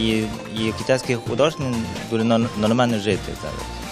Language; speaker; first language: Ukrainian; non-native, learner; Chinese